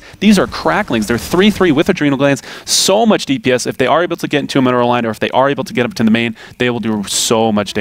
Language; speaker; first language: English; native; English